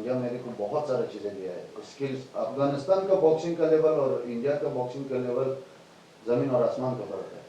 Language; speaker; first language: Hindi; non-native, fluent; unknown